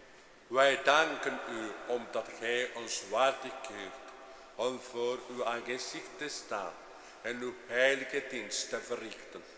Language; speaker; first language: Dutch; non-native, fluent; Spanish